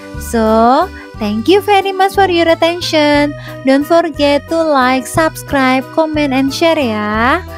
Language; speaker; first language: English; non-native, fluent; Indonesian